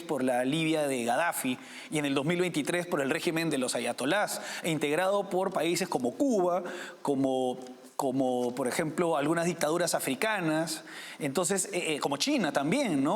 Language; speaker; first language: Spanish; native; Spanish